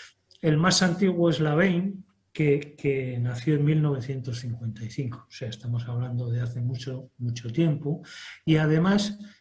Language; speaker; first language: Spanish; native; Spanish